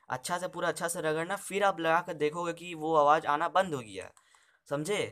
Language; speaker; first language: Hindi; native; Hindi